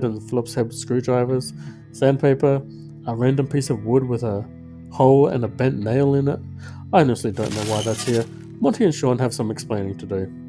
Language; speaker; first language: English; native; English